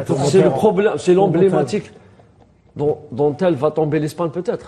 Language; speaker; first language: French; non-native, local second language; Arabic